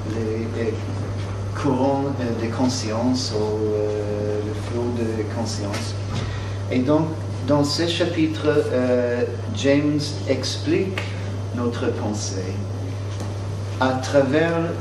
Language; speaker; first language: French; non-native, fluent; English